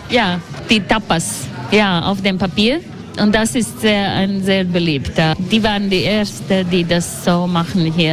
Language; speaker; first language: German; non-native, learner; Latvian